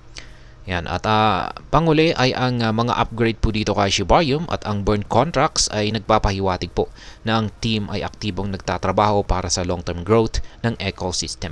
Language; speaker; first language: Filipino; native; Filipino